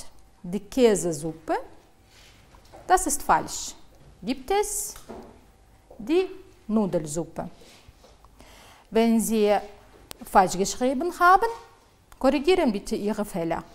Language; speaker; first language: German; non-native, fluent; Uzbek